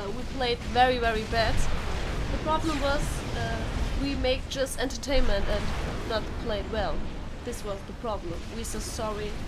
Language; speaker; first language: English; non-native, learner; German